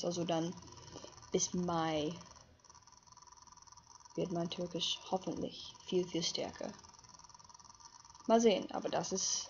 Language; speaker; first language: German; non-native, fluent; English